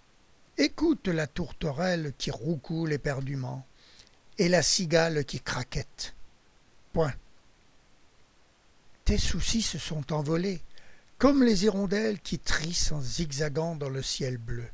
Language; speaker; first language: French; native; French